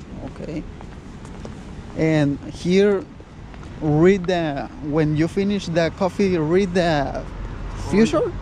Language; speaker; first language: English; non-native, learner; Spanish